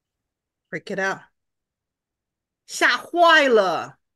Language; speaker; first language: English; non-native, fluent; Chinese